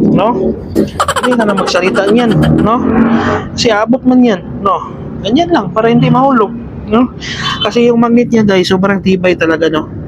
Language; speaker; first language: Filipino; non-native, local second language; Cebuano